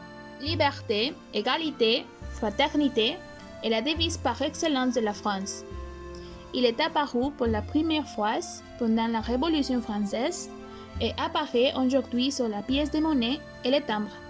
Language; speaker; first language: French; non-native, learner; Spanish